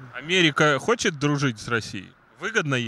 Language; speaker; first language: Russian; native; Russian